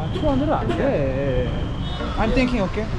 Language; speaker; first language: English; non-native, learner; Korean